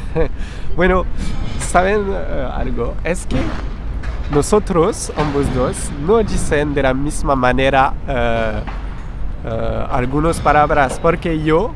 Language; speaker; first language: Spanish; non-native, fluent; French